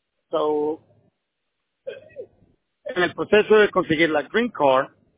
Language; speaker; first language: Spanish; native; Spanish